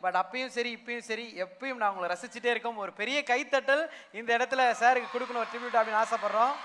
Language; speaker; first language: Tamil; native; Tamil